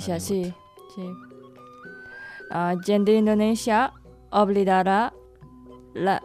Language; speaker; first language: Catalan; non-native, learner; Indonesian